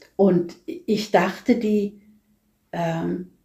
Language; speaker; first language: German; non-native, fluent; Norwegian